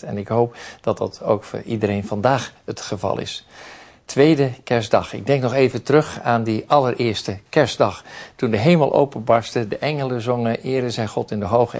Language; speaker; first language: Dutch; native; Dutch